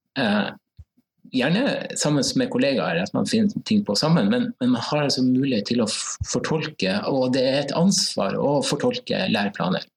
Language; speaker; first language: Norwegian; native; Norwegian